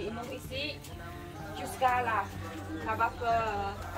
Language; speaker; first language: French; non-native, learner; Khmer